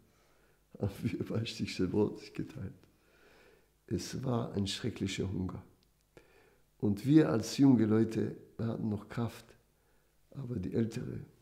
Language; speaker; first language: German; non-native, fluent; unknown